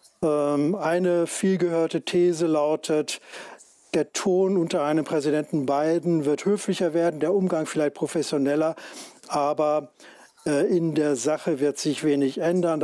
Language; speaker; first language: German; native; German